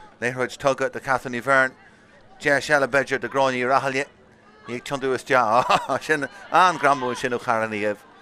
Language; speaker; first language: Irish; native; Irish